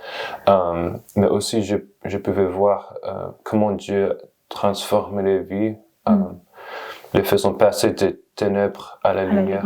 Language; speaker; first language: French; non-native, learner; English